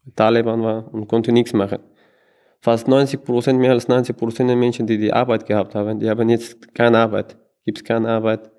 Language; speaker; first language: German; non-native, learner; Persian